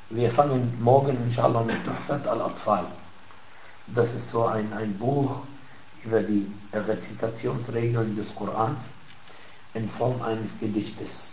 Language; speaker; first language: German; non-native, fluent; Arabic